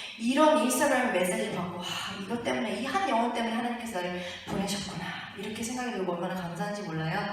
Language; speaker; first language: Korean; early bilingual, heritage; Korean